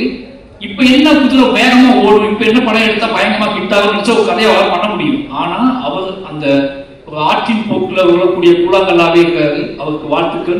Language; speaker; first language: Tamil; native; Tamil